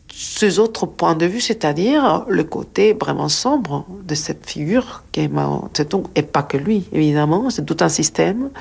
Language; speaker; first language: French; non-native, fluent; Spanish